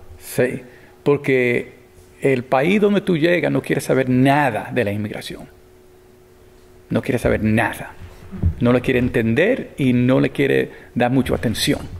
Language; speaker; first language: Spanish; early bilingual, heritage; Spanish